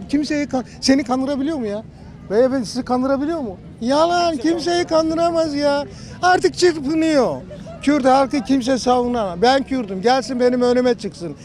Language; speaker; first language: Turkish; non-native, local second language; Kurdish